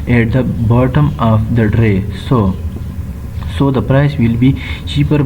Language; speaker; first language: English; non-native, local second language; Urdu